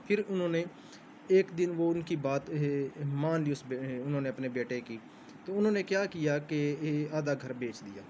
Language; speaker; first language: Urdu; non-native, local second language; Punjabi